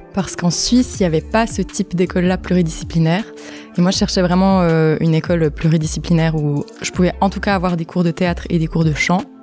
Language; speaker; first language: French; native; French